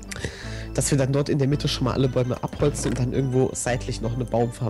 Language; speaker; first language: German; native; German